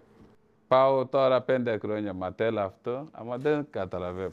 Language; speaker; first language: Greek; non-native, learner; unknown